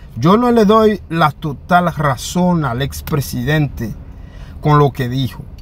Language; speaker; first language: Spanish; non-native, fluent; Haitian Creole